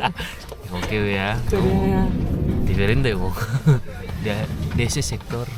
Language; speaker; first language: Spanish; non-native, fluent; Indonesian